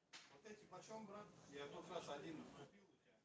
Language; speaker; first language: Russian; native; Russian